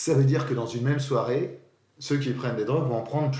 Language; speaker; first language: French; native; French